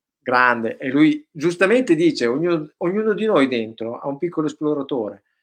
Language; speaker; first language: Italian; native; Italian